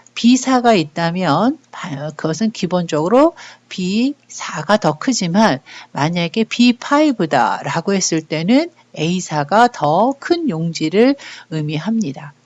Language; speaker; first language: Korean; native; Korean